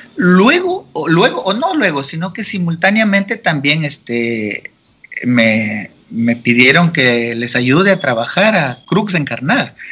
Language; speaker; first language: Spanish; native; Spanish